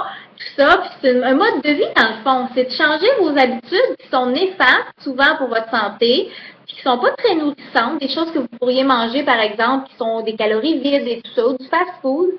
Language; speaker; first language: French; native; French